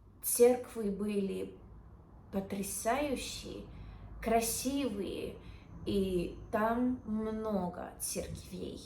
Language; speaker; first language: Russian; non-native, learner; English